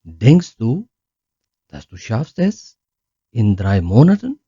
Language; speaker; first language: German; non-native, learner; Urdu